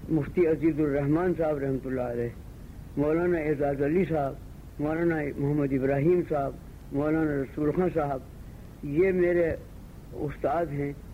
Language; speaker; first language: Urdu; native; Urdu